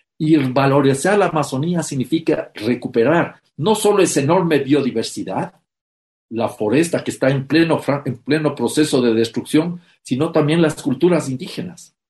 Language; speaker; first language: Spanish; native; Spanish